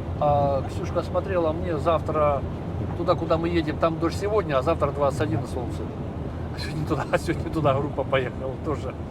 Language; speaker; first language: Russian; native; Russian